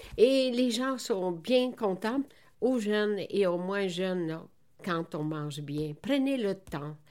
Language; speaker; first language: French; non-native, fluent; Italian